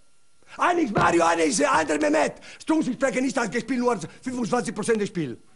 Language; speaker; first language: German; non-native, learner; Italian